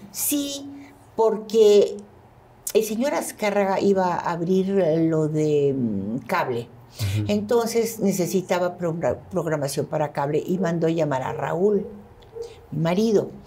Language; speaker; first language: Spanish; native; Spanish